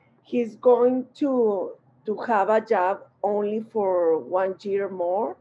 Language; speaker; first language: English; non-native, learner; Spanish